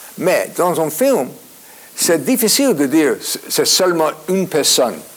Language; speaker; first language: French; non-native, fluent; English